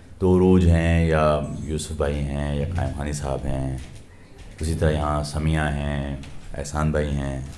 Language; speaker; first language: Urdu; native; Urdu